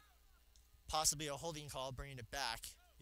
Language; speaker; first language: English; native; English